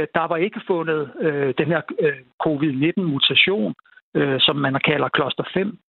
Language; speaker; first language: Danish; native; Danish